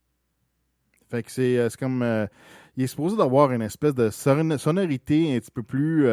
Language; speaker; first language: French; native; French